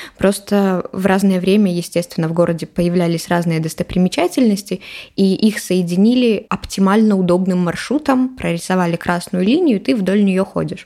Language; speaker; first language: Russian; native; Russian